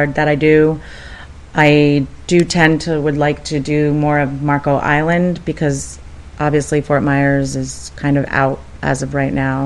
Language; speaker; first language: English; native; English